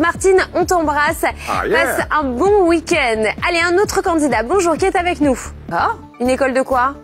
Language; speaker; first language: French; native; French